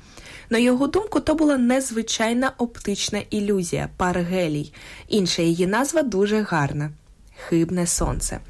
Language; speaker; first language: Ukrainian; native; Ukrainian